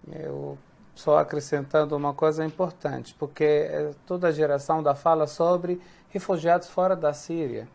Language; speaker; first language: Portuguese; non-native, fluent; Arabic